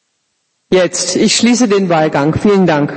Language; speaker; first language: German; native; German